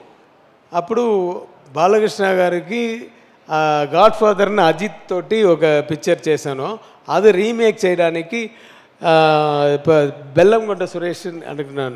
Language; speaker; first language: Telugu; non-native, learner; Tamil